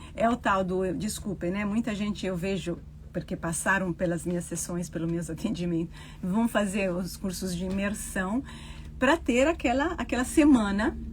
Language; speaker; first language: Portuguese; non-native, fluent; Italian